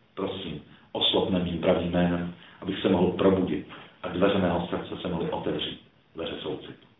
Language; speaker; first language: Czech; early bilingual, other home language; Croatian